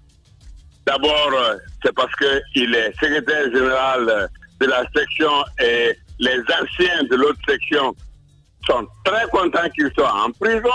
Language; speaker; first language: French; non-native, local second language; Mandingo